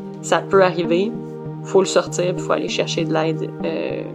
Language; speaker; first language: French; native; French